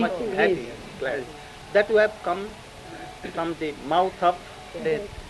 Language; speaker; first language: English; non-native, local second language; Hindi